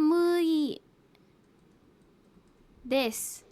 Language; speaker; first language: Japanese; non-native, fluent; Hiligaynon